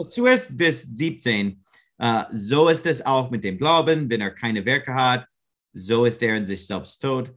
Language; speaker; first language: German; non-native, learner; English